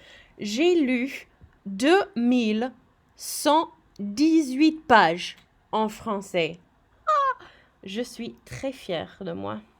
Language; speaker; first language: French; non-native, fluent; English